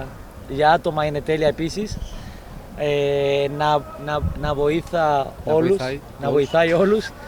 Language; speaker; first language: Greek; non-native, learner; Spanish